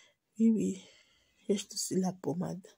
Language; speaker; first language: French; non-native, local second language; Lingala